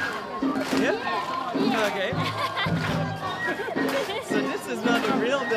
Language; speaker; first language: English; non-native, learner; Japanese